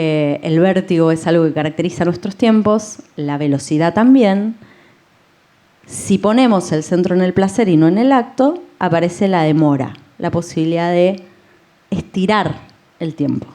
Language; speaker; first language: Spanish; native; Spanish